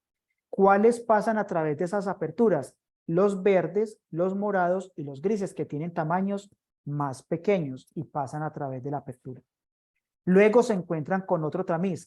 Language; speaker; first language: Spanish; native; Spanish